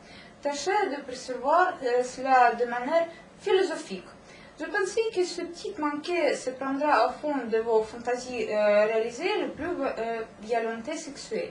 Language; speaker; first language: French; non-native, learner; Russian